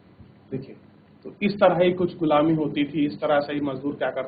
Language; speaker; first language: Hindi; native; Hindi